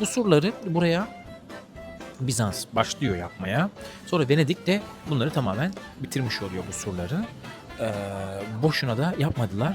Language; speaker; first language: Turkish; native; Turkish